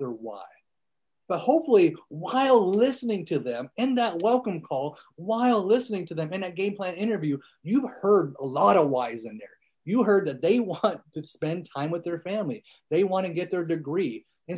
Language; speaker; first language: English; early bilingual, other home language; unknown